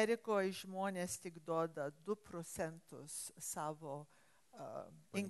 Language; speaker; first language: Lithuanian; early bilingual, heritage; English